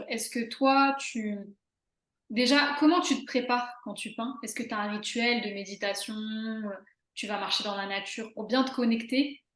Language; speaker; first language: French; native; French